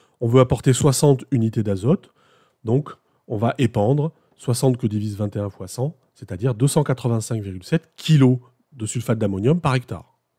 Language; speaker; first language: French; native; French